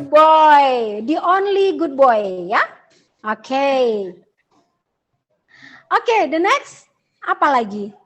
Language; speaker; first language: English; non-native, learner; Indonesian